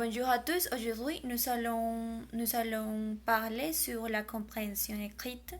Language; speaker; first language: French; non-native, learner; Spanish